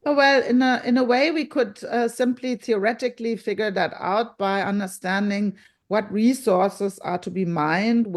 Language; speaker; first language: English; non-native, fluent; German